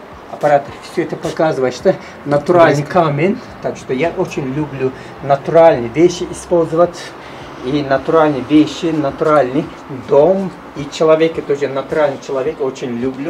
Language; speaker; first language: Russian; non-native, learner; Turkish